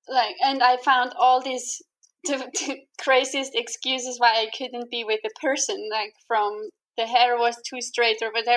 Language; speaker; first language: English; non-native, fluent; Swiss German